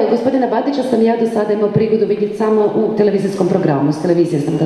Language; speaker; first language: Croatian; native; Croatian